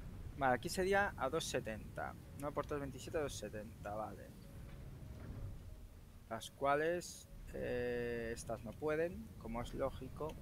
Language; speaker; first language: Spanish; native; Spanish